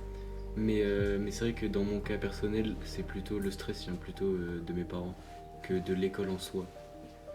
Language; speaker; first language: French; native; French